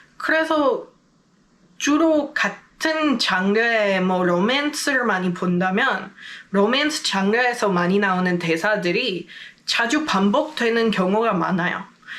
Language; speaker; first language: Korean; non-native, fluent; English